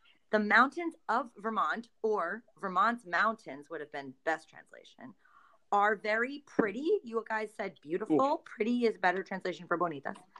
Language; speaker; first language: English; native; English